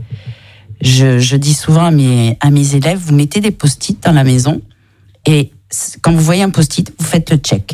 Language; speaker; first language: French; native; French